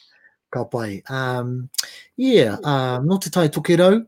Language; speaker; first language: Māori; non-native, local second language; English